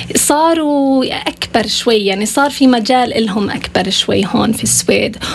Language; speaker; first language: Arabic; non-native, fluent; Swedish